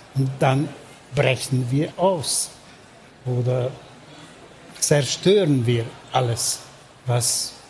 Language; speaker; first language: German; non-native, fluent; Hungarian